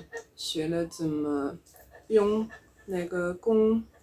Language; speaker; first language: Chinese; non-native, learner; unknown